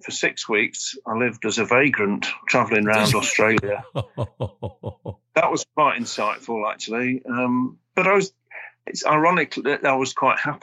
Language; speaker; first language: English; native; English